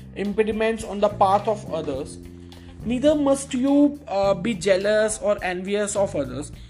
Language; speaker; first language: English; non-native, local second language; Hindi